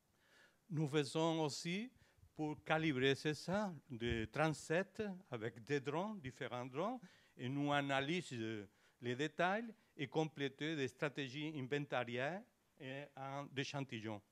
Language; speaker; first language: French; non-native, learner; Spanish